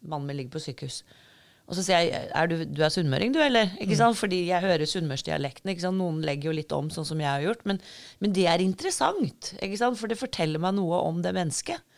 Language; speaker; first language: Norwegian; native; Norwegian